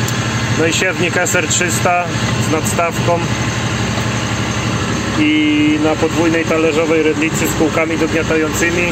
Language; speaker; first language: Polish; native; Polish